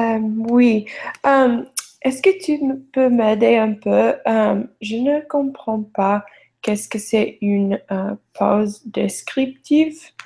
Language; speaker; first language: French; non-native, learner; English